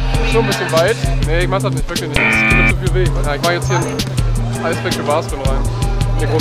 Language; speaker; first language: German; native; German